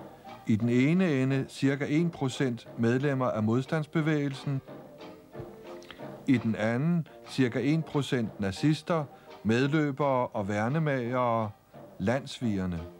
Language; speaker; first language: Danish; native; Danish